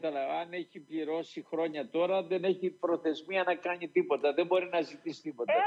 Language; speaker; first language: Greek; native; Greek